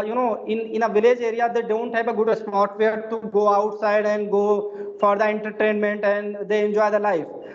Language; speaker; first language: English; non-native, fluent; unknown